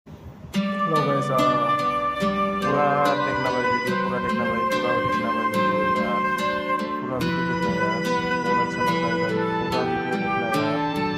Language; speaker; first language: Hindi; non-native, local second language; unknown